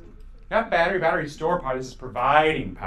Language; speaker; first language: English; native; English